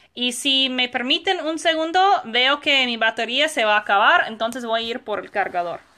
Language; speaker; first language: Spanish; non-native, fluent; English